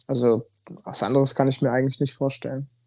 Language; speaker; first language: German; native; German